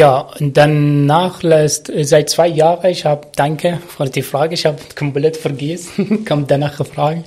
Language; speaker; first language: German; non-native, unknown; Arabic